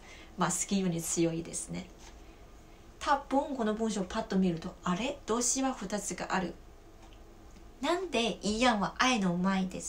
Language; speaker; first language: Japanese; non-native, fluent; Chinese